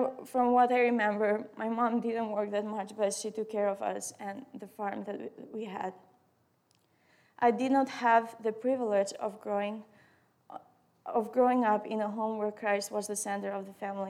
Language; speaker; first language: English; non-native, fluent; Albanian